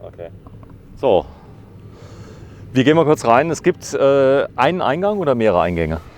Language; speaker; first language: German; native; German